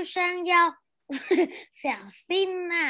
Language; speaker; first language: Chinese; non-native, learner; Vietnamese